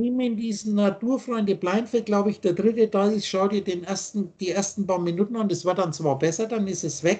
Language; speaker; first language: German; native; German